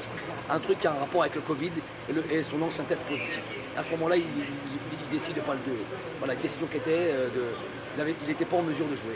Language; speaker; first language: French; native; French